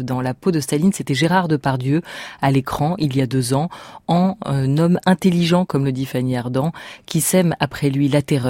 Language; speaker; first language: French; native; French